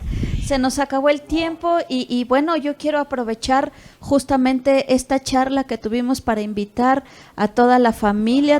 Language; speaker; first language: Spanish; native; Spanish